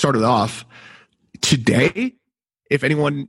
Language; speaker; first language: English; native; English